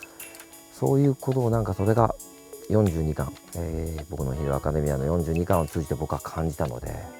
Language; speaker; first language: Japanese; native; Japanese